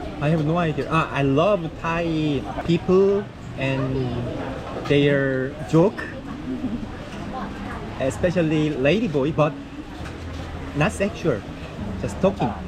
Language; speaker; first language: English; non-native, learner; Korean